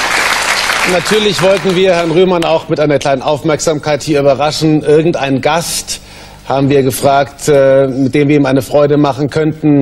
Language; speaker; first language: German; native; German